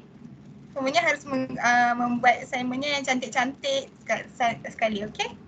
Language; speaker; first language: Malay; native; Malay